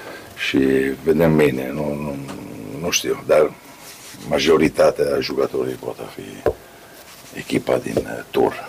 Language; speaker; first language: Romanian; non-native, learner; Italian